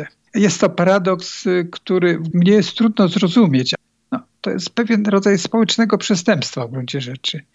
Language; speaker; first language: Polish; native; Polish